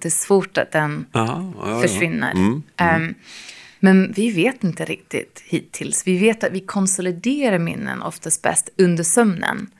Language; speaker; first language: Swedish; non-native, fluent; English